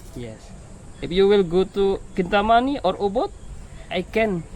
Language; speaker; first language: English; non-native, learner; Indonesian